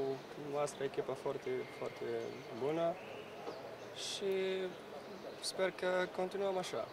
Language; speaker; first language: Romanian; non-native, learner; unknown